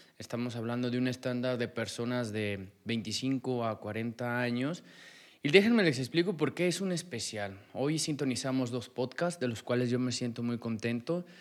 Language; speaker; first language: Spanish; native; Spanish